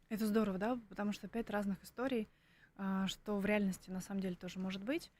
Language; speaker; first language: Russian; native; Russian